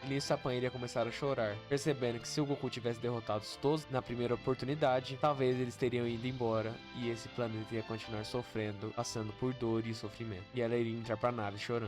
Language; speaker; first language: Portuguese; native; Portuguese